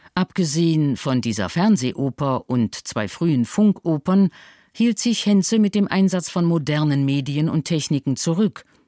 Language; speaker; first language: German; native; German